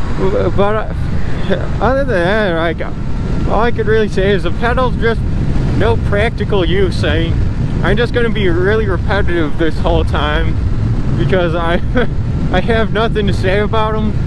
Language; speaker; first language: English; native; English